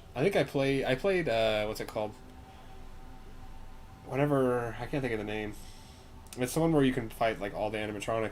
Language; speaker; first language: English; native; English